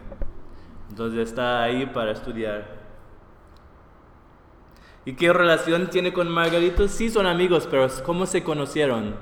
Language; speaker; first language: Spanish; non-native, fluent; English